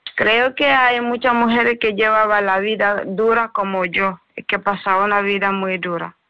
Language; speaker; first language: Spanish; non-native, learner; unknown